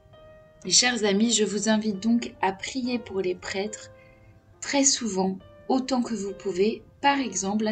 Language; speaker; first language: French; native; French